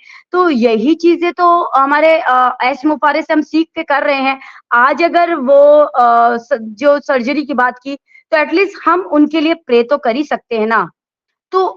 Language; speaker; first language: Hindi; native; Hindi